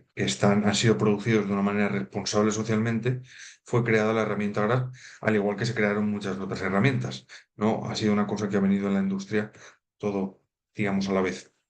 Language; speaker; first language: Spanish; native; Spanish